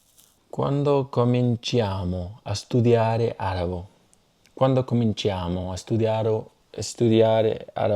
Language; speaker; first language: Italian; non-native, learner; English